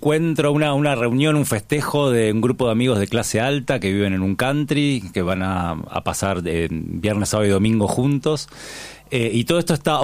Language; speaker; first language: Spanish; native; Spanish